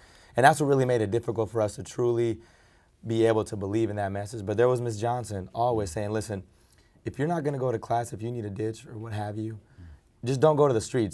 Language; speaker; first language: English; early bilingual, other home language; Spanish